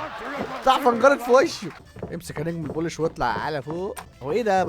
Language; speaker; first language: Arabic; native; Arabic